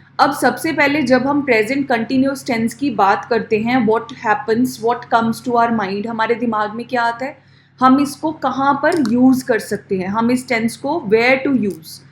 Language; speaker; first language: Hindi; native; Hindi